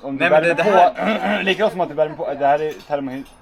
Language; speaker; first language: Swedish; native; Swedish